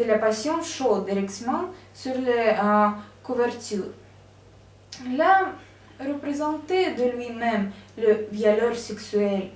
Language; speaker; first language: French; non-native, learner; Russian